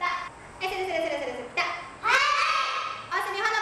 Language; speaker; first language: Japanese; native; Japanese